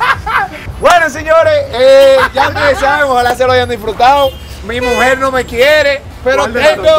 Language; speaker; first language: Spanish; native; Spanish